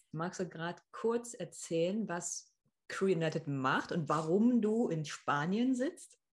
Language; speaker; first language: German; native; German